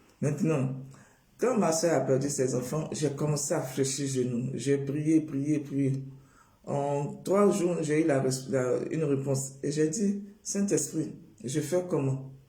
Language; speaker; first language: French; non-native, local second language; Baoulé